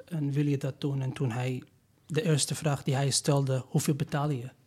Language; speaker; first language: Dutch; non-native, learner; Persian